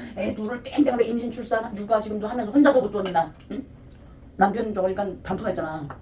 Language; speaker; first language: Korean; native; Korean